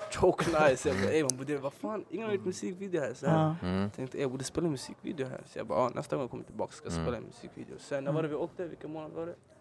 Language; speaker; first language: Swedish; early bilingual, other home language; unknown